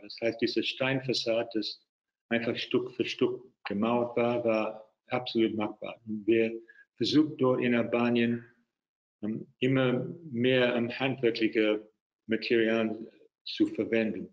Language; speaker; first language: German; non-native, fluent; English